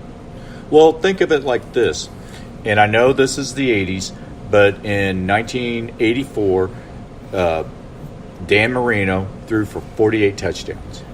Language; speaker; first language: English; native; English